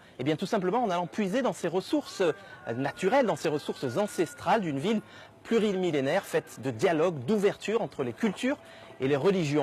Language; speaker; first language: French; native; French